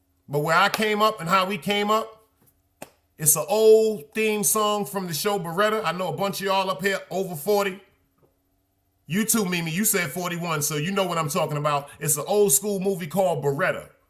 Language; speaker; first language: English; native; English